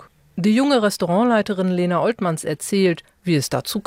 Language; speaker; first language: German; native; German